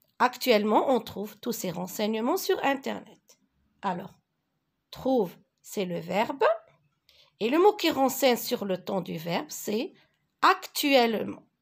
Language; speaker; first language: French; non-native, local second language; Arabic